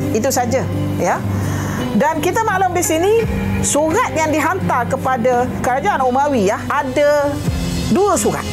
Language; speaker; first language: Malay; native; Malay